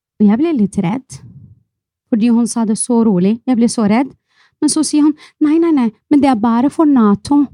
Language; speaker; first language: Norwegian; non-native, fluent; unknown